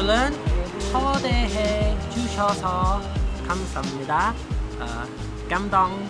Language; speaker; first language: Korean; non-native, learner; English